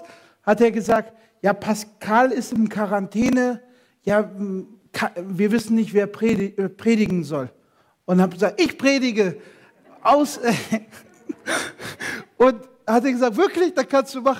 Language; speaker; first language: German; non-native, fluent; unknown